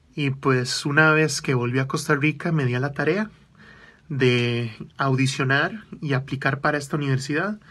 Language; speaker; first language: Spanish; native; Spanish